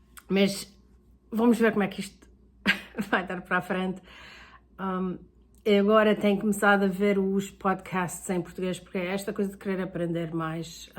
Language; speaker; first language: Portuguese; early bilingual, heritage; Portuguese